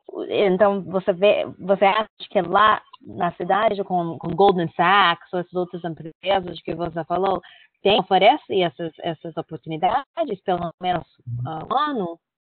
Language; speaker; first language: Portuguese; native; Portuguese